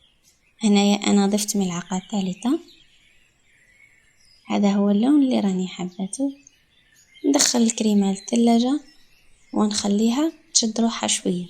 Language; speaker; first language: Arabic; native; Arabic